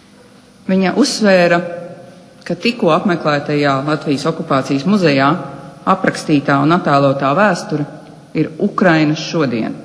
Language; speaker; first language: Latvian; native; Latvian